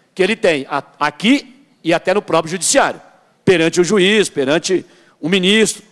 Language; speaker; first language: Portuguese; native; Portuguese